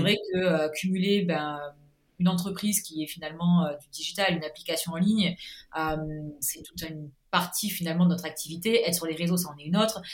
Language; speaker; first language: French; native; French